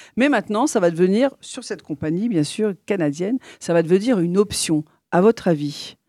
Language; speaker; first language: French; native; French